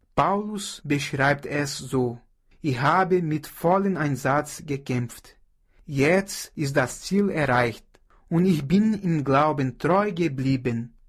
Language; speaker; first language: German; non-native, fluent; Portuguese